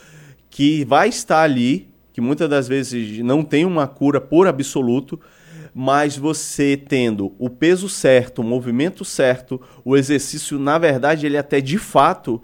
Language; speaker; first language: Portuguese; native; Portuguese